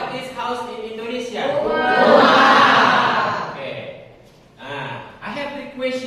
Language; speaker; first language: English; non-native, learner; Indonesian